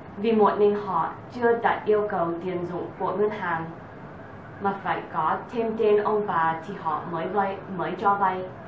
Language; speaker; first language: Vietnamese; early bilingual, heritage; Vietnamese